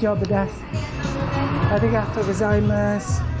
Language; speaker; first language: Japanese; non-native, learner; English